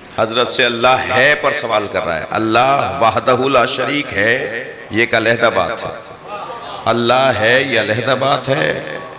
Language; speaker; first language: Urdu; native; Urdu